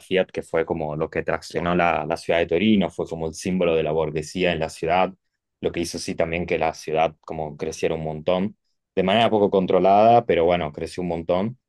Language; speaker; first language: Spanish; non-native, fluent; Italian